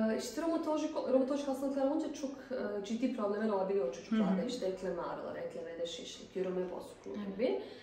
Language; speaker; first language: Turkish; non-native, fluent; Bosnian